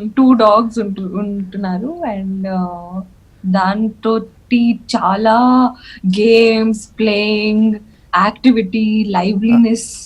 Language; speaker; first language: Telugu; non-native, learner; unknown